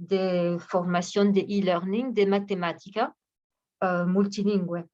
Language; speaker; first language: Spanish; non-native, fluent; French